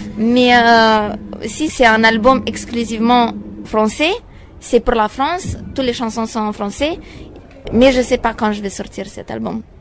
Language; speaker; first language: French; non-native, fluent; Romanian